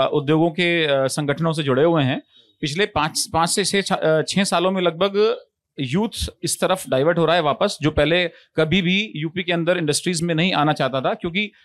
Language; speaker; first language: Hindi; native; Hindi